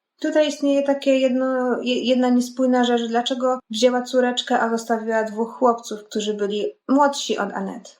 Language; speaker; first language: Polish; native; Polish